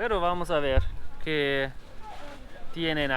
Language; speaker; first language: Spanish; non-native, learner; German